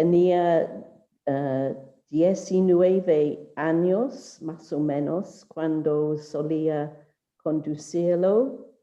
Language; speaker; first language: Spanish; non-native, learner; English